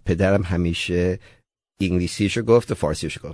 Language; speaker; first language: Persian; early bilingual, heritage; Persian